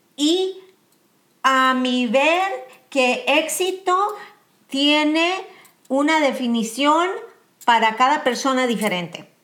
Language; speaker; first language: Spanish; early bilingual, heritage; Spanish